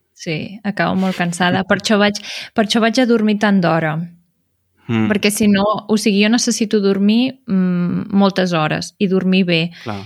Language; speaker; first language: Catalan; native; Catalan